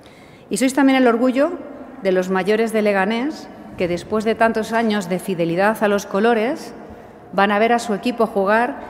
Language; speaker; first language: Spanish; native; Spanish